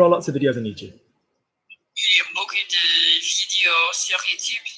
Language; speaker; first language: French; non-native, learner; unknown